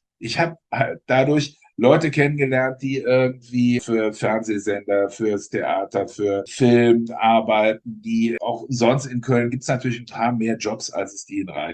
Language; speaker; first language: German; native; German